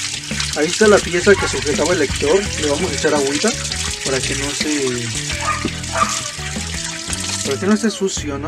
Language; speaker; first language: Spanish; native; Spanish